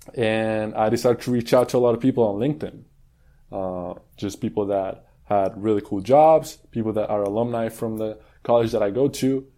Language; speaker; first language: English; non-native, fluent; Spanish